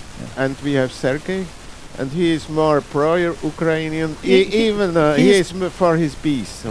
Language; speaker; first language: English; non-native, fluent; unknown